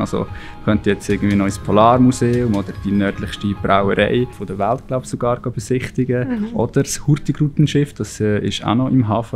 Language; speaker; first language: German; native; German